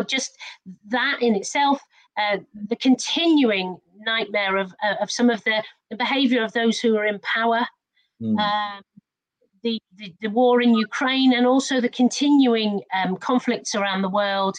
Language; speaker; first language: English; native; English